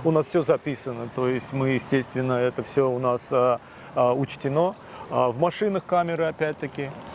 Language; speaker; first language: Russian; native; Russian